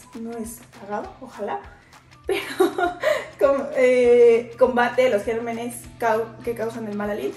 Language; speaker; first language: Spanish; native; Spanish